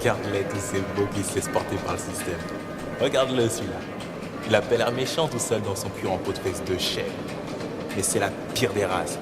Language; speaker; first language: French; native; French